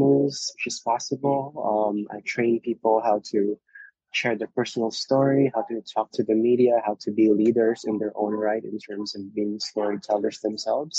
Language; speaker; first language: English; non-native, local second language; Filipino